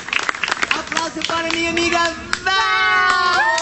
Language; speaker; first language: Spanish; non-native, learner; English